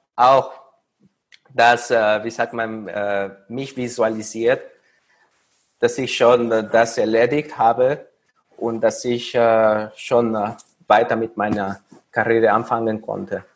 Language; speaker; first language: German; non-native, fluent; Spanish